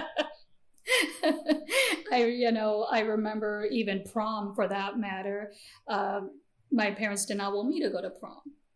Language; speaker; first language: English; early bilingual, other home language; Gujarati